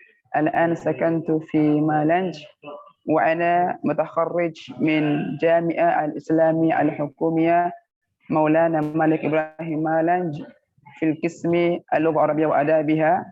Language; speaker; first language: Arabic; non-native, fluent; Indonesian